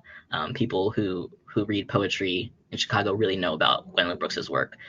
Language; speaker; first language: English; native; English